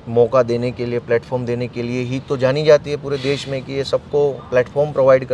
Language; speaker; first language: Hindi; non-native, local second language; Gujarati